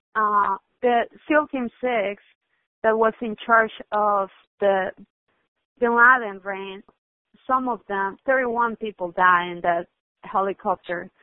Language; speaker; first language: English; non-native, fluent; Spanish